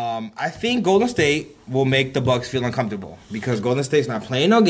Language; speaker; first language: English; native; English